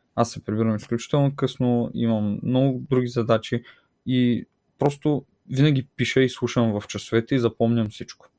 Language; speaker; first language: Bulgarian; native; Bulgarian